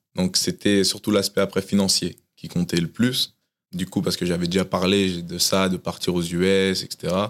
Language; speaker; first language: French; native; French